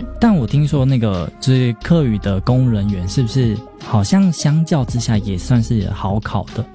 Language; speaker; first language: Chinese; native; Chinese